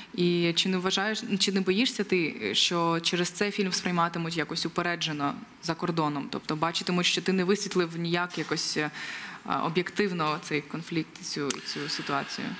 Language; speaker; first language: Ukrainian; native; Ukrainian